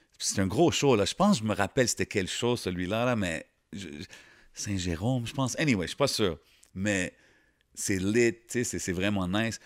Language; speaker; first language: French; early bilingual, other home language; Arabic